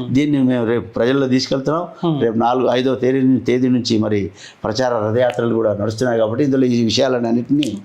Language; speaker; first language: Telugu; non-native, local second language; Lambadi